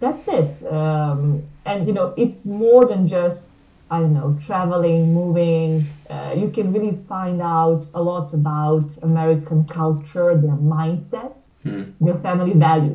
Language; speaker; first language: English; non-native, fluent; Serbian